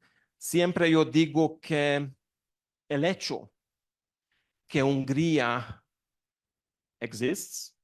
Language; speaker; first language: Spanish; non-native, learner; Hungarian